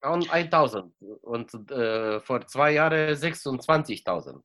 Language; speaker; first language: German; non-native, fluent; Romanian